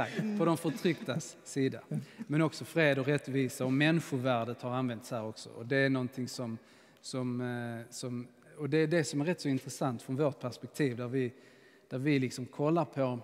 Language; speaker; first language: Swedish; native; Swedish